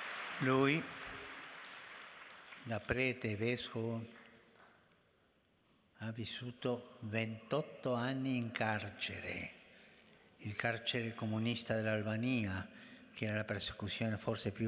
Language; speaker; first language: Italian; non-native, fluent; Spanish